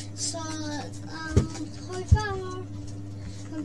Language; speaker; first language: Welsh; non-native, local second language; English